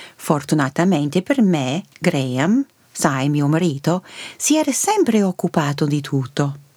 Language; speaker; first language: Italian; early bilingual, heritage; Italian